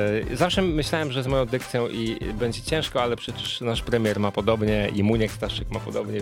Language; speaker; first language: Polish; native; Polish